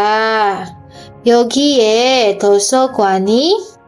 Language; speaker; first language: Korean; non-native, fluent; Indonesian